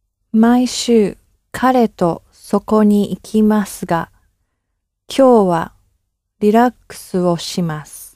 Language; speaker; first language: Japanese; non-native, learner; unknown